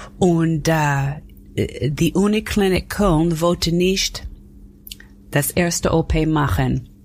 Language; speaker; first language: German; non-native, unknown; English